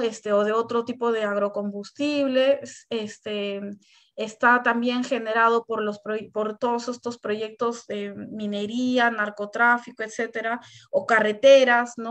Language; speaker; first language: Spanish; native; Spanish